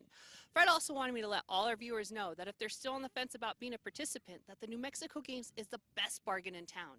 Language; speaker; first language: English; native; English